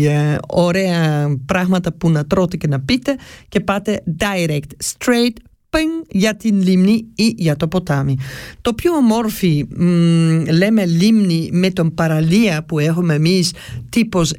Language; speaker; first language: Greek; early bilingual, heritage; Greek